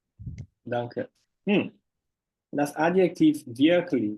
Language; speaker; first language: German; non-native, fluent; Portuguese